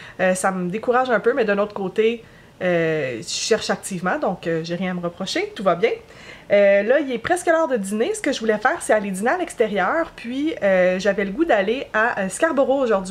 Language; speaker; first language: French; native; French